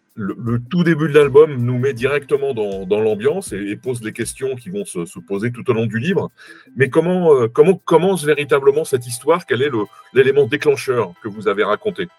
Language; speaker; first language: French; native; French